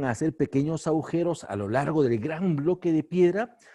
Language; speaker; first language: Spanish; native; Spanish